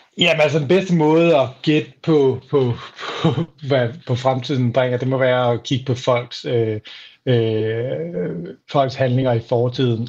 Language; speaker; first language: Danish; native; Danish